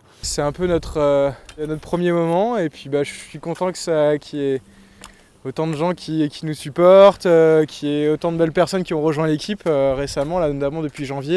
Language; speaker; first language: French; native; French